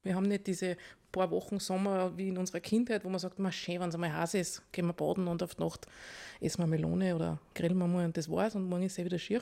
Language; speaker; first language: German; native; German